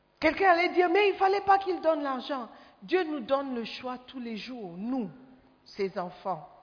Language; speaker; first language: French; non-native, fluent; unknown